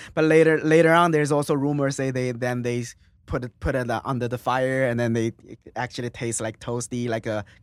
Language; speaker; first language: English; non-native, fluent; Chinese